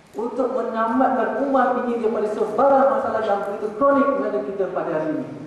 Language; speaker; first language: Malay; native; Malay